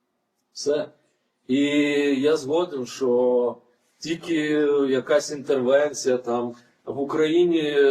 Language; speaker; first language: Ukrainian; non-native, fluent; Lithuanian